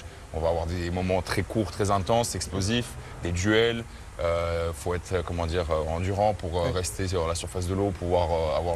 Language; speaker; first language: French; native; French